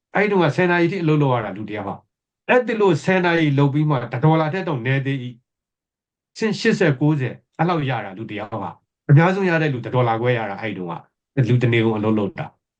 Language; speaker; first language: Burmese; native; Burmese